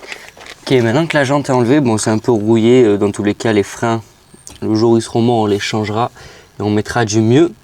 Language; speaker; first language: French; native; French